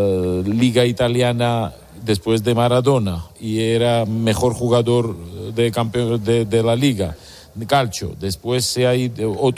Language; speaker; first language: Spanish; non-native, learner; Georgian